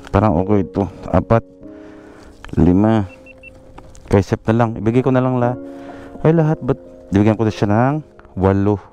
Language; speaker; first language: Filipino; non-native, local second language; Aklanon